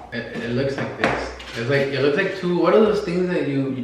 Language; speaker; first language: English; non-native, fluent; Spanish